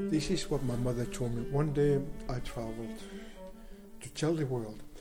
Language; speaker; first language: English; non-native, fluent; Kalaallisut